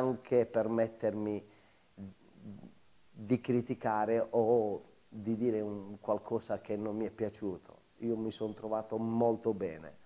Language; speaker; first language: Italian; native; Italian